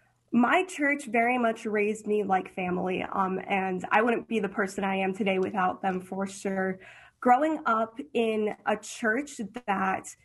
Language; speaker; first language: English; early bilingual, heritage; English